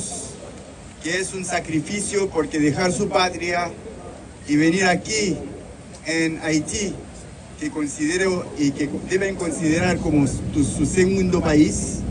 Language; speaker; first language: Spanish; non-native, fluent; Haitian Creole